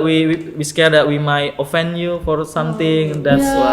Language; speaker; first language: English; non-native, learner; Indonesian